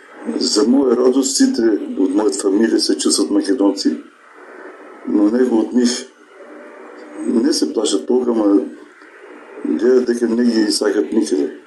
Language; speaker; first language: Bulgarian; non-native, local second language; Macedonian